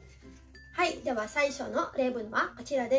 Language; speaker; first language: Japanese; non-native, fluent; Filipino